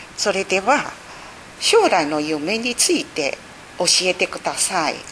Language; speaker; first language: Japanese; native; Japanese